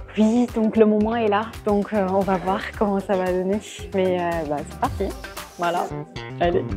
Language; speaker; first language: French; non-native, fluent; Persian